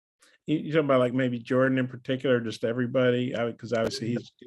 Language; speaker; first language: English; native; English